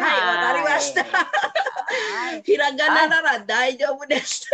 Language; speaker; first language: Japanese; non-native, fluent; Indonesian